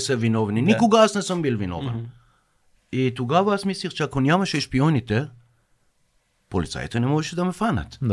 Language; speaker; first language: Bulgarian; non-native, fluent; Persian